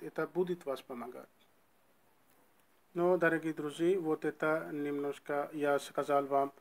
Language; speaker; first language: Russian; non-native, learner; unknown